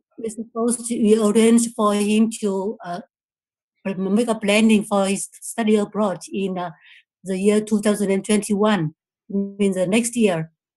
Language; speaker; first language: English; non-native, learner; Vietnamese